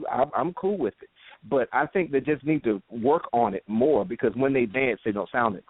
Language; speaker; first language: English; native; English